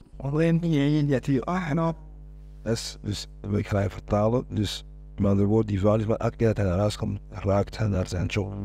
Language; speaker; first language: Dutch; non-native, local second language; French